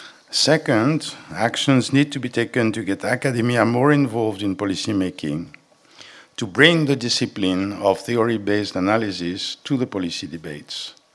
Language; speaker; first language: English; non-native, fluent; French